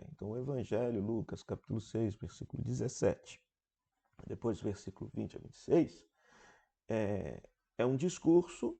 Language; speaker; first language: Portuguese; native; Portuguese